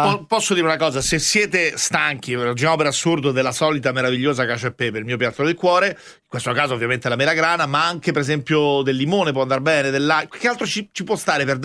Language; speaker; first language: Italian; native; Italian